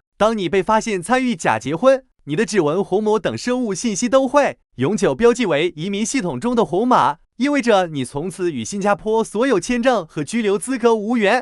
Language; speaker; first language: Chinese; native; Chinese